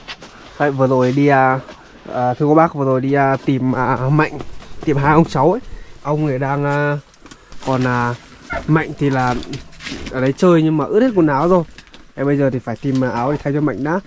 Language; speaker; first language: Vietnamese; native; Vietnamese